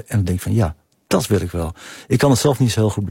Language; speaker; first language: Dutch; native; Dutch